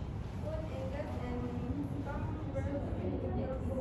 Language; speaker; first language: English; non-native, learner; Indonesian